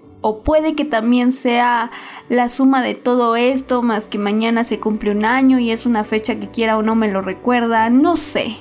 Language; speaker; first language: Spanish; native; Spanish